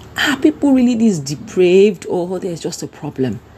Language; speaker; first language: English; non-native, local second language; Yoruba